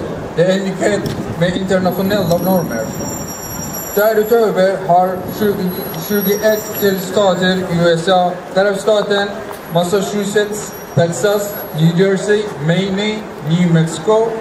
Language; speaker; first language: Swedish; non-native, fluent; Azerbaijani